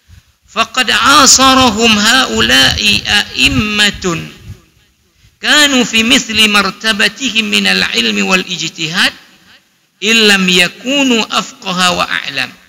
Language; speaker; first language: Arabic; non-native, fluent; Achinese